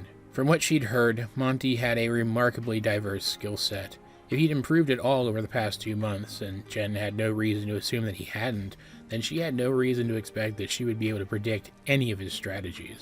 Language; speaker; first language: English; native; English